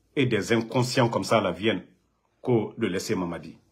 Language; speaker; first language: French; non-native, local second language; Mandingo